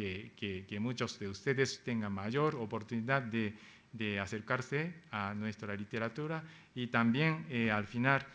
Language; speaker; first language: Spanish; non-native, fluent; Japanese